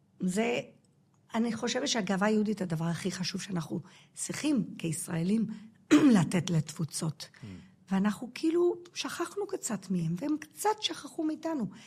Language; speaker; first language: Hebrew; non-native, fluent; English